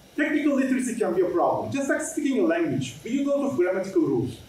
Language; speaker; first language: English; non-native, fluent; Turkish